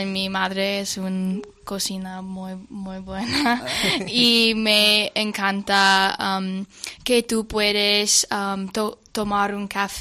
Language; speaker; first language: Spanish; non-native, learner; English